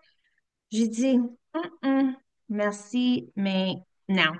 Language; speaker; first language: French; non-native, learner; English